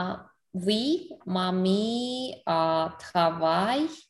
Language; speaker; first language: French; non-native, learner; English